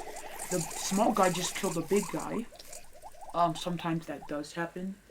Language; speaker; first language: English; native; English